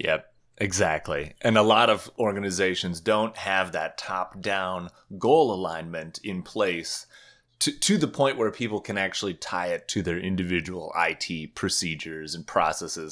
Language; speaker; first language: English; native; English